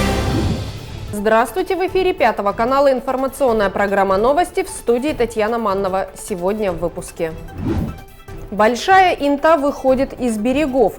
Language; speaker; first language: Russian; native; Russian